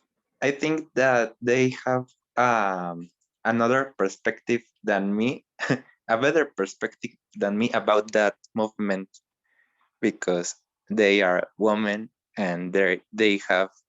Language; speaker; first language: English; non-native, learner; Spanish